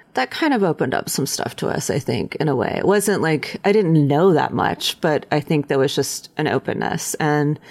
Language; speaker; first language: English; native; English